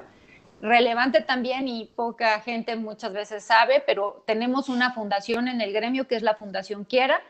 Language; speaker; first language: Spanish; native; Spanish